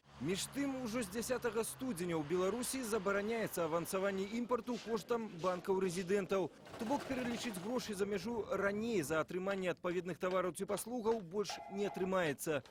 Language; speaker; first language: Belarusian; native; Belarusian